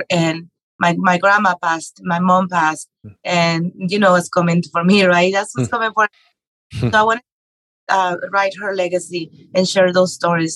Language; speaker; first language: English; non-native, fluent; Spanish